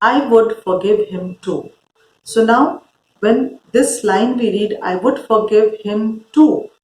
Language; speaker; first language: English; non-native, local second language; Hindi